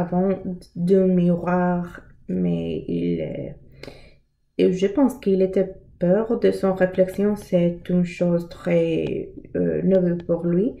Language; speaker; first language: French; non-native, learner; English